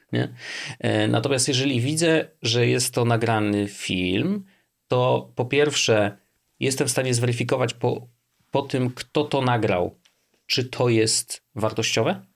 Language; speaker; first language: Polish; native; Polish